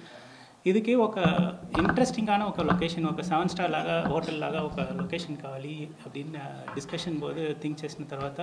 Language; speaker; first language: Telugu; non-native, learner; Tamil